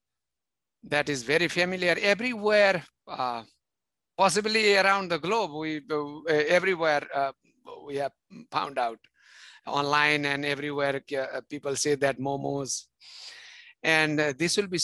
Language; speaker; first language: English; non-native, fluent; Nepali